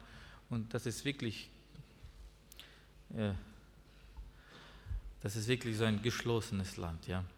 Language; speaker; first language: German; non-native, learner; Russian